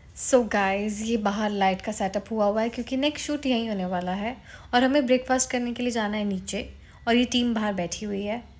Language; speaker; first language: Hindi; native; Hindi